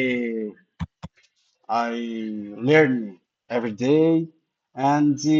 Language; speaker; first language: English; non-native, learner; Portuguese